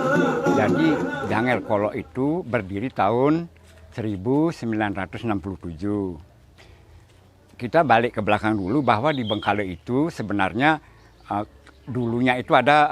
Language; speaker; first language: Indonesian; non-native, local second language; Balinese